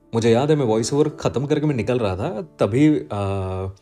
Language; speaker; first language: Hindi; non-native, local second language; Gujarati